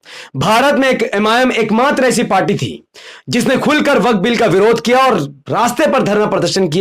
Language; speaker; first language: Hindi; native; Hindi